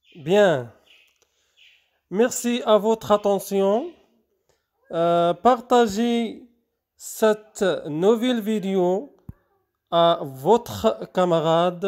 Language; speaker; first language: French; non-native, local second language; Arabic